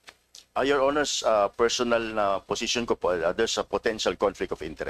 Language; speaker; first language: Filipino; native; Filipino